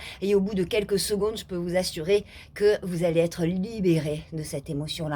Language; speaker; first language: French; native; French